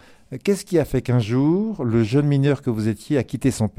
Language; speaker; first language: French; native; French